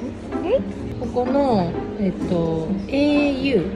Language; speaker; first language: Japanese; native; Japanese